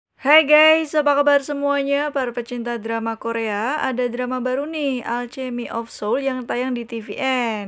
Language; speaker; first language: Indonesian; native; Indonesian